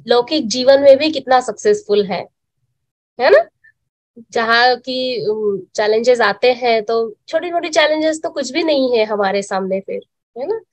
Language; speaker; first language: Hindi; non-native, local second language; Marathi